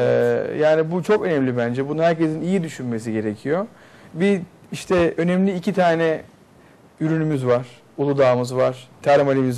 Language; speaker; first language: Turkish; native; Turkish